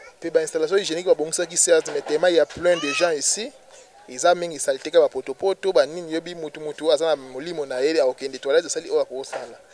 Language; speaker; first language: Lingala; native; Lingala